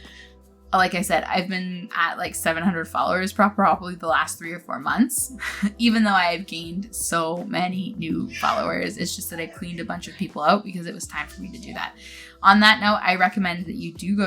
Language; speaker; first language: English; native; English